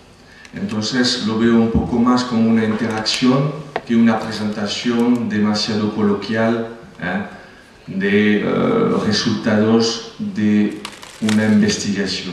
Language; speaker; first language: Spanish; non-native, fluent; French